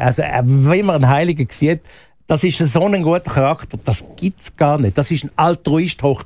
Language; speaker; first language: German; native; German